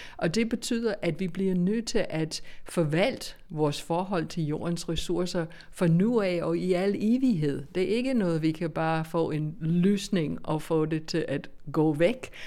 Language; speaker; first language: Danish; non-native, fluent; English